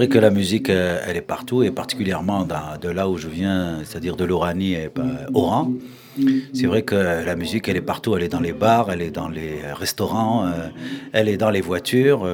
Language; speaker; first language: French; non-native, local second language; Arabic